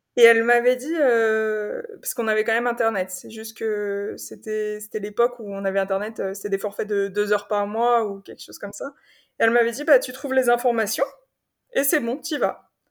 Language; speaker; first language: French; native; French